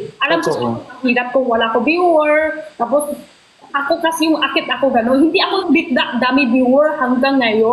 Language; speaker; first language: Filipino; non-native, learner; Korean